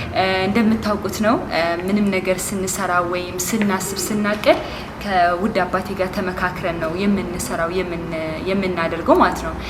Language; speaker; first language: Amharic; early bilingual, heritage; Amharic